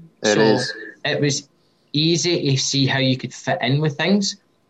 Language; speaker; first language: English; native; English